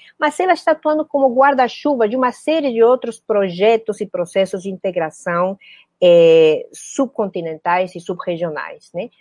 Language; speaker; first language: Portuguese; non-native, fluent; Spanish